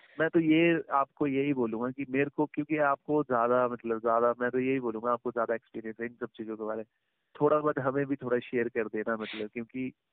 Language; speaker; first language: Hindi; native; Hindi